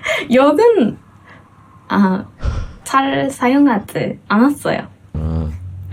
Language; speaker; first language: Korean; non-native, fluent; Japanese